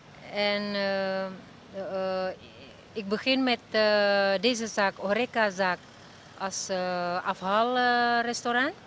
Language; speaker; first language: Dutch; non-native, learner; Indonesian